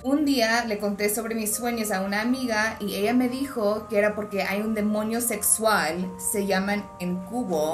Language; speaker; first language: Spanish; early bilingual, heritage; Spanish